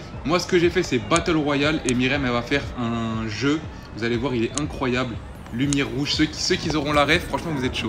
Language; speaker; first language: French; native; French